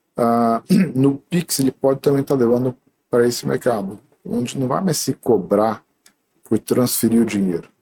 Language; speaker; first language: Portuguese; native; Portuguese